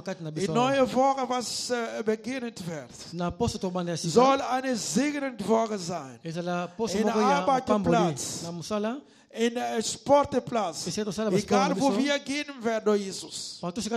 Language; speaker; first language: German; non-native, learner; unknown